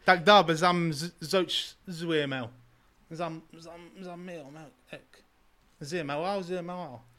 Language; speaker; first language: Maltese; early bilingual, heritage; Maltese